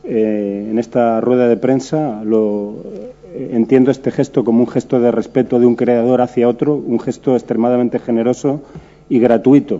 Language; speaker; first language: Spanish; native; Spanish